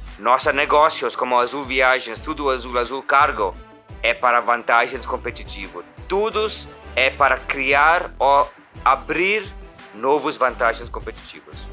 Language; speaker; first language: Portuguese; non-native, learner; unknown